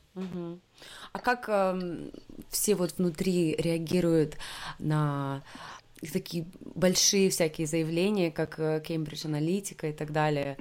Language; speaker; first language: Russian; native; Russian